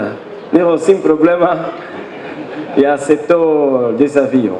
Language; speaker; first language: Spanish; non-native, fluent; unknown